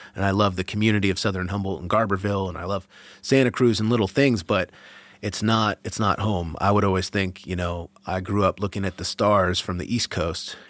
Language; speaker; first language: English; native; English